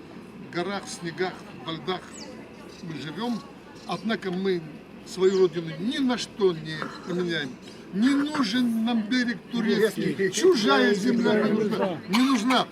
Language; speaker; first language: Russian; non-native, local second language; Karachay-Balkar